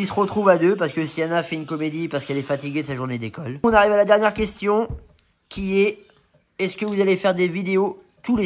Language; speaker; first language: French; native; French